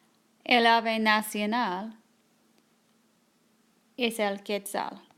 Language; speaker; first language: Spanish; non-native, learner; English